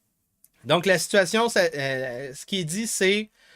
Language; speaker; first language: French; native; French